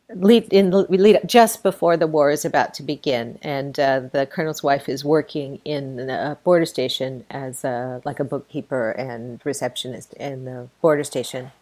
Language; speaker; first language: English; native; English